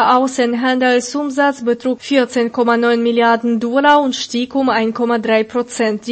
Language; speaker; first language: German; non-native, fluent; Russian